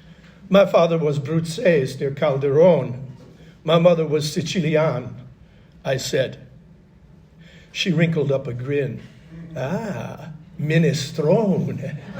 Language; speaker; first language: English; native; English